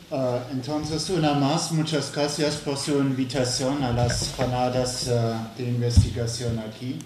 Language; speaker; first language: Spanish; non-native, learner; French